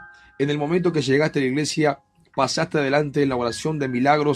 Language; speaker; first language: Spanish; native; Spanish